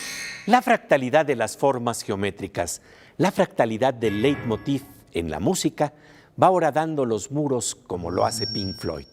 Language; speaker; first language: Spanish; native; Spanish